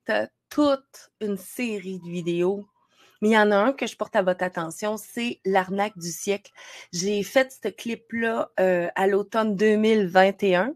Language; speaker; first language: French; native; French